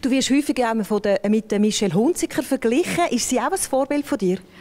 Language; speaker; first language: German; native; German